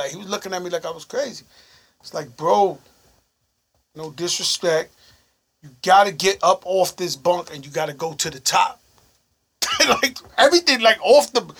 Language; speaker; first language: English; early bilingual, other home language; Spanish